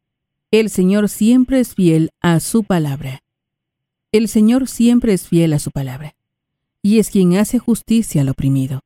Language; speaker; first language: Spanish; native; Spanish